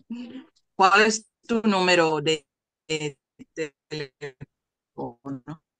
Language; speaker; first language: Spanish; non-native, learner; English